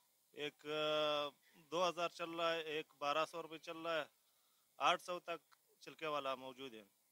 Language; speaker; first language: Hindi; non-native, local second language; Pashto